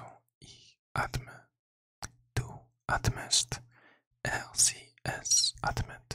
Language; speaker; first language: German; non-native, learner; English